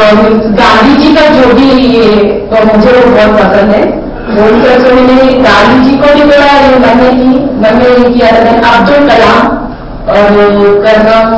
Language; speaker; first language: Hindi; non-native, local second language; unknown